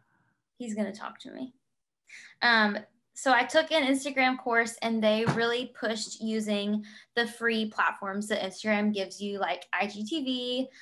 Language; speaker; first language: English; native; English